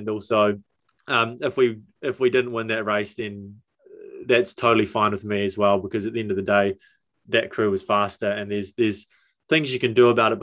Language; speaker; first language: English; native; English